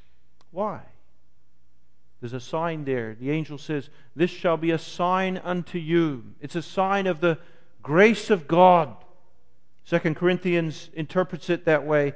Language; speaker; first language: English; native; English